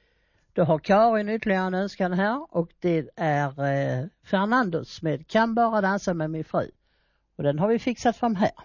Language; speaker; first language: Swedish; native; Swedish